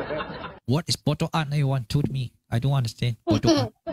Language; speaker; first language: English; non-native, learner; Chinese